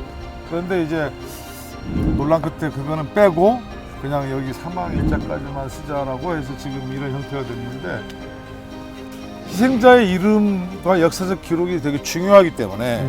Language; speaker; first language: Korean; native; Korean